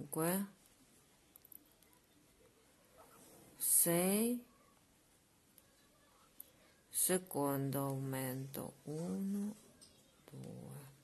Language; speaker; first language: Italian; non-native, learner; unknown